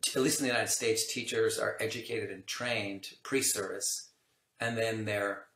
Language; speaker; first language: English; native; English